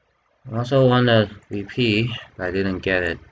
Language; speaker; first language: English; non-native, fluent; Chinese